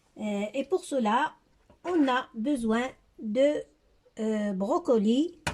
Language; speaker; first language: French; non-native, local second language; Arabic